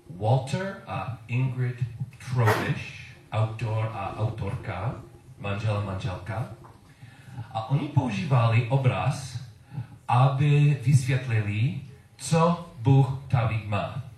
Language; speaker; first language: Czech; non-native, learner; English